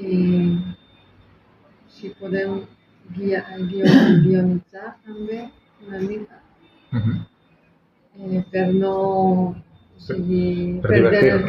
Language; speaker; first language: Catalan; non-native, local second language; Spanish